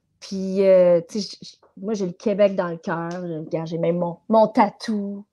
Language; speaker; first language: French; native; French